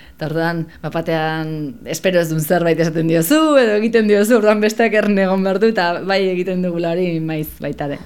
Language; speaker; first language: Basque; native; Basque